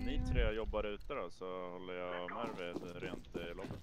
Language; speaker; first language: Swedish; native; Swedish